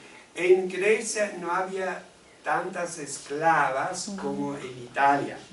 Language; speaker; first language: Spanish; non-native, fluent; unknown